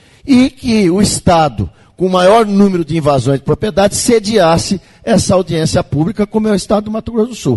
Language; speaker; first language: Portuguese; native; Portuguese